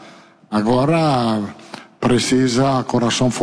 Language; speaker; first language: Portuguese; non-native, learner; Italian